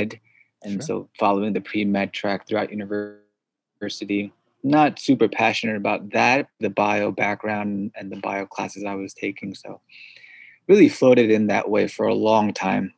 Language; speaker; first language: English; early bilingual, other home language; Korean